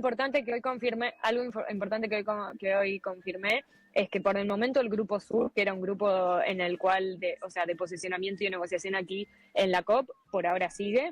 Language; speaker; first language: Spanish; native; Spanish